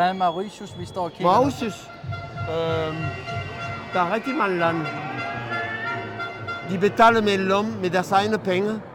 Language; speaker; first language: Danish; non-native, fluent; French